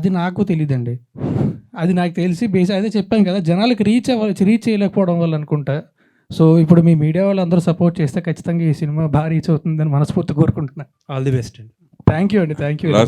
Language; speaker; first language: Telugu; native; Telugu